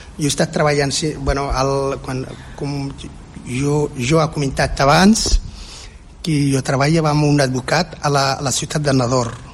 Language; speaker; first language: Catalan; non-native, learner; Central Atlas Tamazight